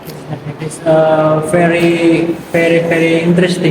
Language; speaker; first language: English; non-native, learner; Indonesian